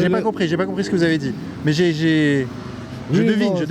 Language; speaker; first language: French; native; French